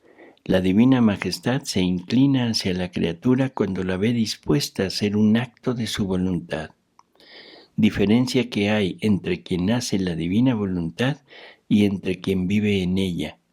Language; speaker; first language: Spanish; native; Spanish